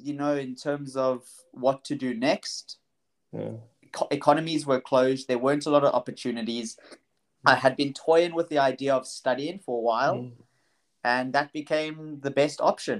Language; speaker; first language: English; native; English